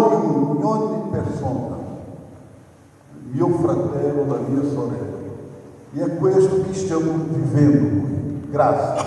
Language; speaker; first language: Italian; non-native, fluent; Portuguese